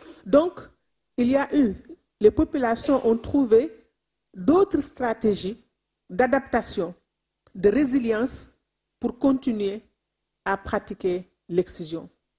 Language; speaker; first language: French; non-native, local second language; Wolof